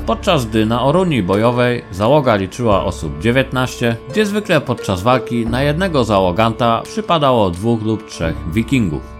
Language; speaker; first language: Polish; native; Polish